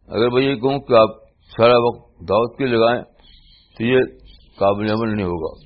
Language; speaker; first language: Urdu; native; Urdu